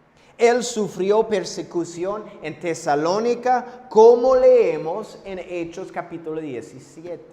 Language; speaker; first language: Spanish; non-native, fluent; English